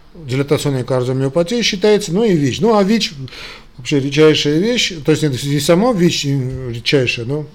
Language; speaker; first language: Russian; non-native, local second language; Armenian